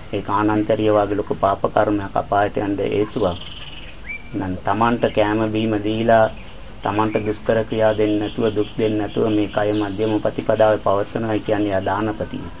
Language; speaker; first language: Sinhala; non-native, fluent; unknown